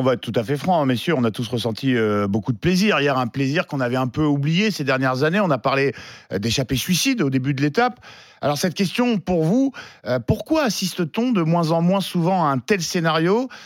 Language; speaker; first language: French; native; French